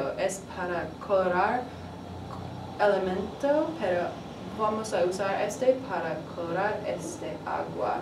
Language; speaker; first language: Spanish; non-native, learner; English